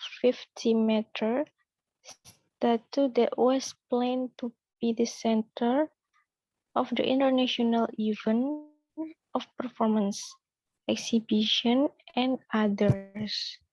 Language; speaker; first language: English; non-native, learner; Indonesian